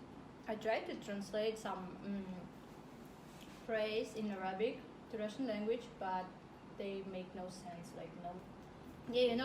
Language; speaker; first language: English; non-native, fluent; Kazakh